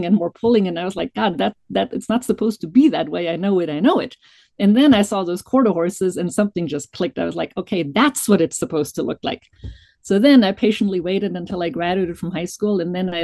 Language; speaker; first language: English; non-native, fluent; German